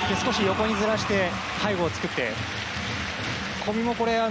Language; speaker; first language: Japanese; native; Japanese